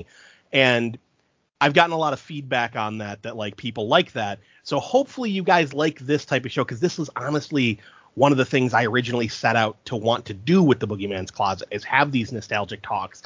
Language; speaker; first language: English; native; English